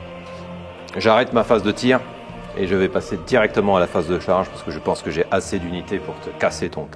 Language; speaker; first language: French; native; French